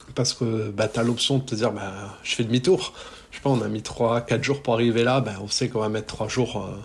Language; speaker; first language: French; native; French